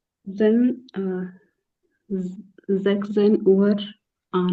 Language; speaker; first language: German; non-native, learner; Hindi